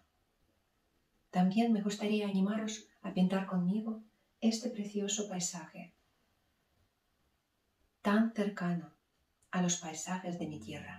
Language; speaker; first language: Spanish; non-native, fluent; Ukrainian